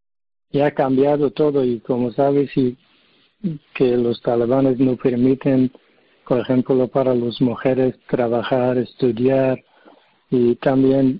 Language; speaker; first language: Spanish; non-native, learner; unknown